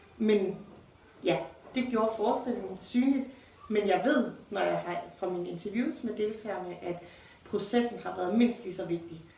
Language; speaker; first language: Danish; native; Danish